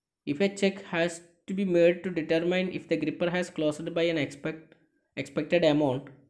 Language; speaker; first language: English; non-native, local second language; Malayalam